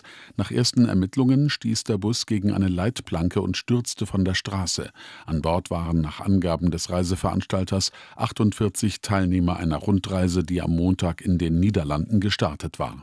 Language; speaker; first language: German; native; German